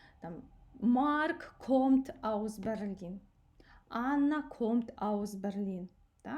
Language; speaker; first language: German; non-native, learner; Ukrainian